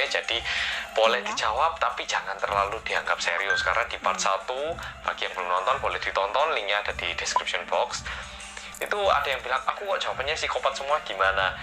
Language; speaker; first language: Indonesian; non-native, fluent; Korean